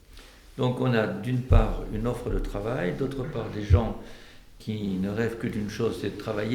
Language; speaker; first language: French; native; French